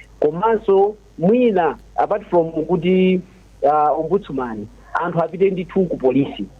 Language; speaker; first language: Nyanja; native; Nyanja